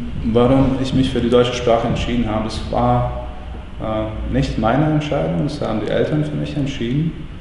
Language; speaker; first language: German; non-native, fluent; Latvian